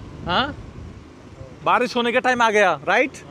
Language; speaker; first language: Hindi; non-native, learner; Bangla